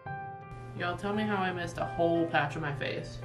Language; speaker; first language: English; native; English